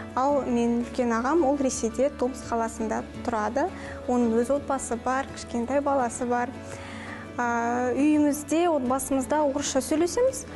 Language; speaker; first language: Kazakh; non-native, local second language; Russian